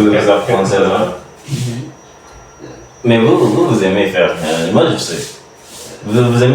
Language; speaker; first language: French; non-native, learner; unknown